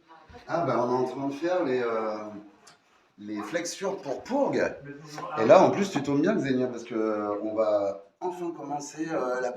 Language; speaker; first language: French; native; French